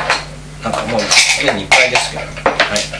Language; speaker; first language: Japanese; native; Japanese